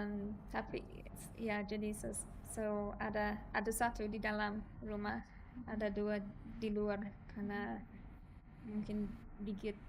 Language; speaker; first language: Indonesian; non-native, learner; English